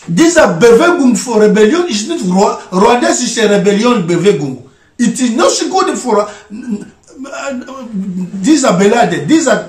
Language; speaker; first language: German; non-native, learner; Lingala